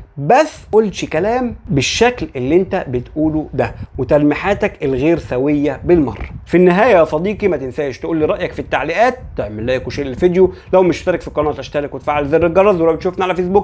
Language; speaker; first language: Arabic; native; Arabic